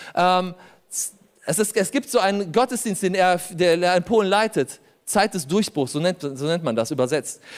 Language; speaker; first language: German; early bilingual, other home language; Polish